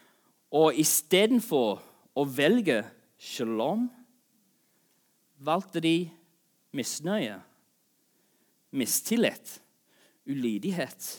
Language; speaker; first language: Norwegian; non-native, fluent; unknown